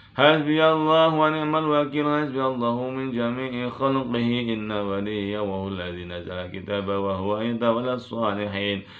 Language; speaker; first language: Arabic; non-native, fluent; Indonesian